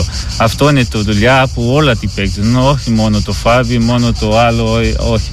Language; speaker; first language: Greek; non-native, learner; Portuguese